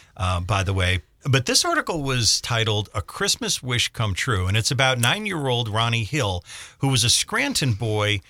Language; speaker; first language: English; native; English